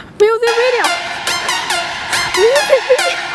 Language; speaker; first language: English; non-native, learner; Chinese